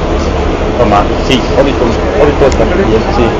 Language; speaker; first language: Spanish; non-native, learner; English